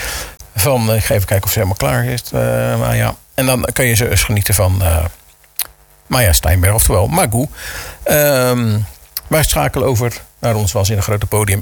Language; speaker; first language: Dutch; native; Dutch